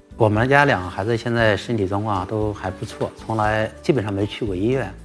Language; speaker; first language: Chinese; native; Chinese